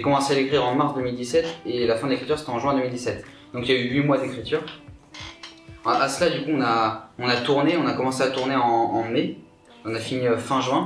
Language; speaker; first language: French; native; French